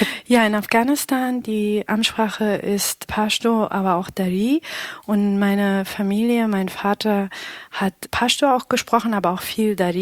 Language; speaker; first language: German; early bilingual, other home language; Pashto